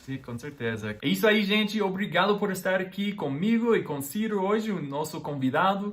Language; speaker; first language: Portuguese; non-native, fluent; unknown